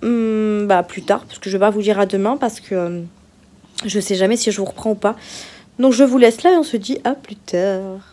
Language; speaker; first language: French; native; French